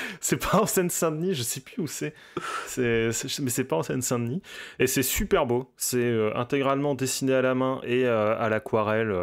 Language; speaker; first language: French; native; French